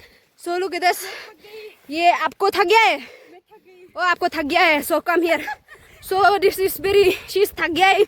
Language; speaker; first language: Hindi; non-native, learner; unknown